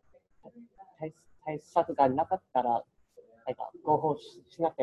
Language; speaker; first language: Japanese; non-native, learner; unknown